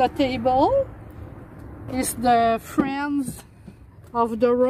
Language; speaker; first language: English; non-native, learner; French